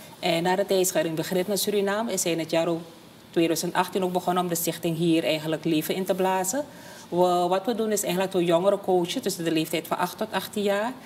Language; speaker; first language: Dutch; native; Dutch